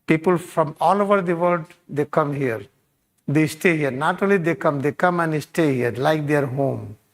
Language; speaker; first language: English; non-native, local second language; Hindi